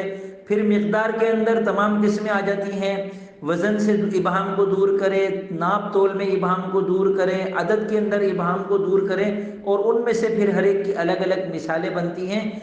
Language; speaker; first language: Urdu; native; Urdu